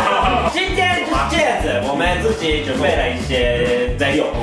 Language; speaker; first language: Chinese; non-native, fluent; Japanese